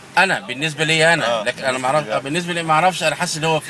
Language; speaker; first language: Arabic; native; Arabic